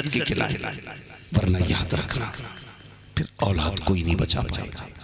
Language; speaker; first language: Hindi; native; Hindi